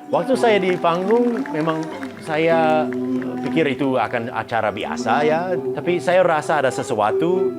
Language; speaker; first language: Indonesian; non-native, fluent; English